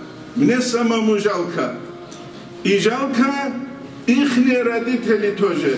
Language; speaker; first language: Russian; non-native, local second language; Avaric